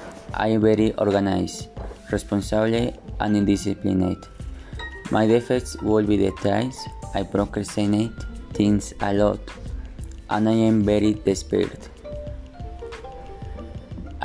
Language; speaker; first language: English; non-native, learner; Spanish